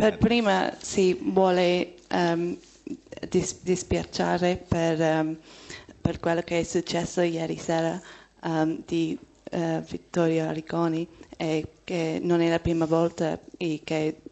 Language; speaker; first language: Italian; non-native, learner; Arabic